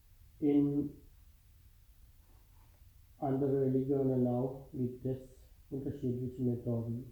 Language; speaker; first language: German; non-native, fluent; Sinhala